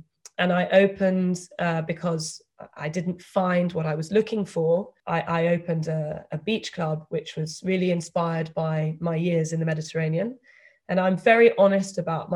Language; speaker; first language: English; native; English